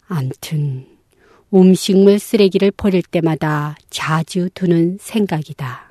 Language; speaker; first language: Korean; non-native, local second language; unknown